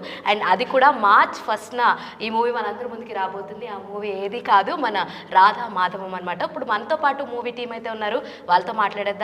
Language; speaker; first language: Telugu; native; Telugu